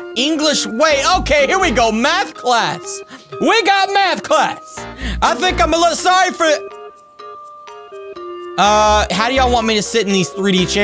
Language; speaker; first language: English; native; English